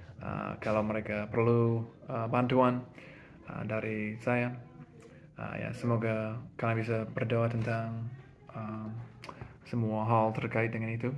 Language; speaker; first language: Indonesian; non-native, fluent; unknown